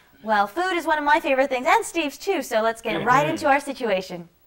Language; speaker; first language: English; native; English